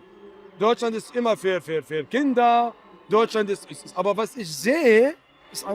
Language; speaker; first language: German; non-native, fluent; Arabic